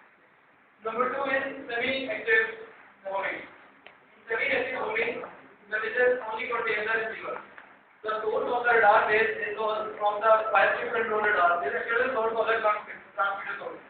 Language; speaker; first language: English; non-native, learner; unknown